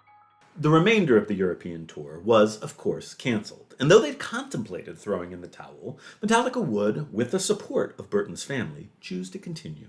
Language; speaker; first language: English; native; English